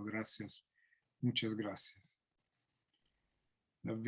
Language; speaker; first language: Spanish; non-native, learner; Italian